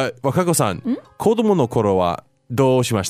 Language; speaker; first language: Japanese; non-native, fluent; English